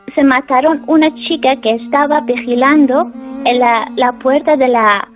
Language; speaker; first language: Spanish; non-native, learner; Persian